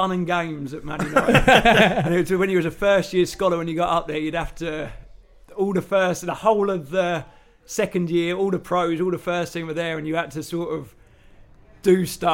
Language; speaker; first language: English; native; English